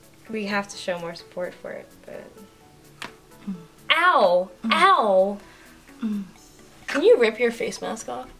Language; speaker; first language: English; early bilingual, other home language; Turkish